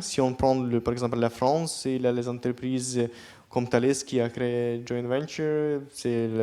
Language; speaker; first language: French; non-native, fluent; Ukrainian